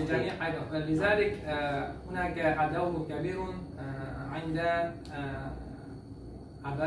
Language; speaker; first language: Arabic; non-native, learner; Uzbek